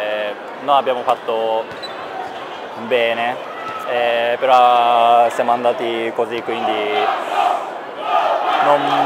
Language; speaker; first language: Italian; non-native, learner; Japanese